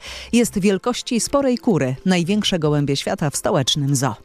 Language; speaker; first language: Polish; native; Polish